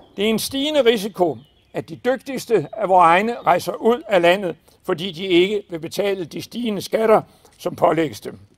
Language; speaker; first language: Danish; native; Danish